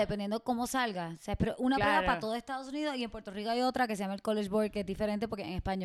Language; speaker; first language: Spanish; native; Spanish